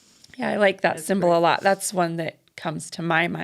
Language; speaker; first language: English; native; English